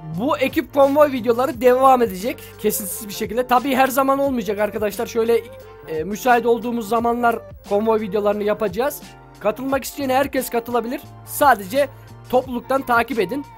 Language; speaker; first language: Turkish; native; Turkish